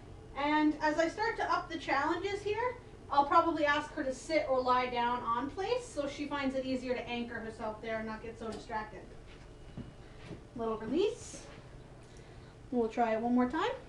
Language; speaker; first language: English; native; English